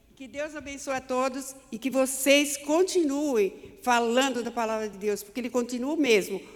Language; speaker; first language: Portuguese; native; Portuguese